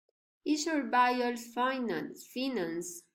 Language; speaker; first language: German; non-native, learner; Spanish